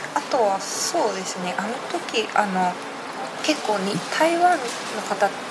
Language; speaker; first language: Japanese; native; Japanese